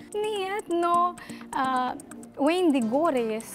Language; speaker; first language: Russian; non-native, learner; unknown